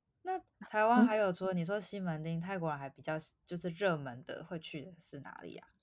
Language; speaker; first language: Chinese; native; Chinese